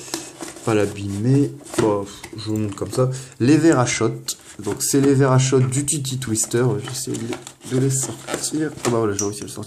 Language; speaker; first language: French; native; French